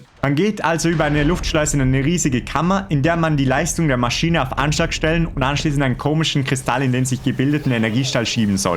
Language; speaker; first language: German; native; German